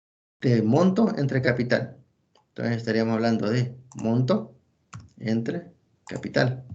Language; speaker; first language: Spanish; native; Spanish